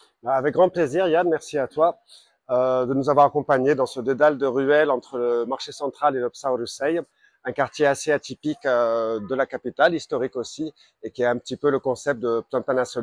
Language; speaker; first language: French; native; French